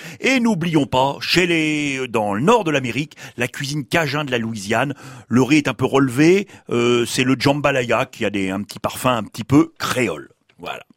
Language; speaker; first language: French; native; French